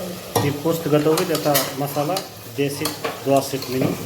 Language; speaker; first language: Russian; non-native, learner; Hindi